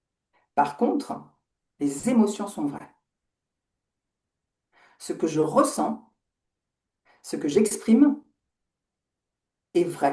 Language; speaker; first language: French; native; French